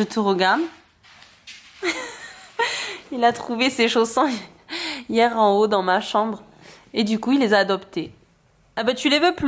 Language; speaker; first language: French; native; French